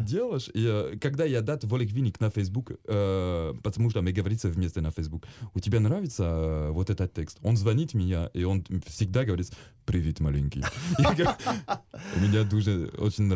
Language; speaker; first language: Russian; non-native, learner; French